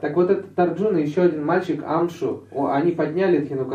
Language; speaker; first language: Russian; native; Russian